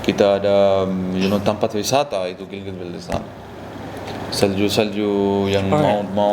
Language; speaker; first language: Indonesian; non-native, learner; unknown